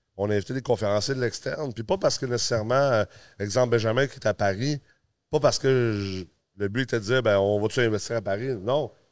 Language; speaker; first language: French; early bilingual, other home language; English